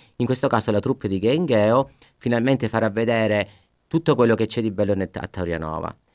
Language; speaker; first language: Italian; native; Italian